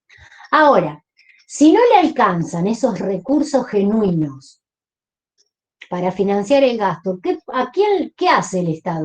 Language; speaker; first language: Spanish; native; Spanish